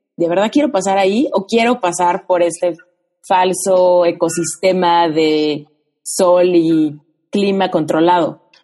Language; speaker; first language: Spanish; native; Spanish